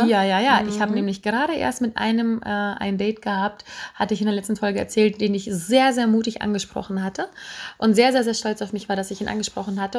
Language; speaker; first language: German; native; German